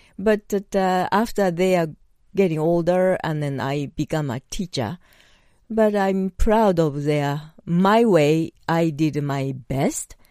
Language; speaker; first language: English; non-native, learner; Japanese